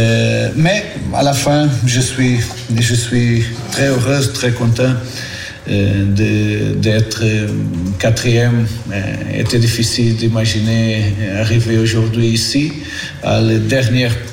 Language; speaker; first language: French; non-native, fluent; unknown